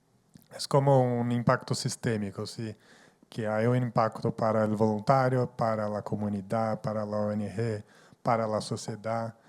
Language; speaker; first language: Spanish; non-native, fluent; Portuguese